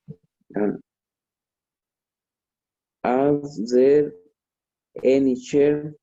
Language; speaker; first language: English; non-native, learner; Spanish